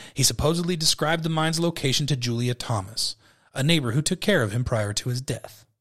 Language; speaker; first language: English; native; English